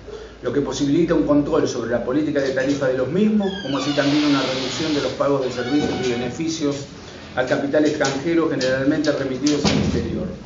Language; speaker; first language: Spanish; native; Spanish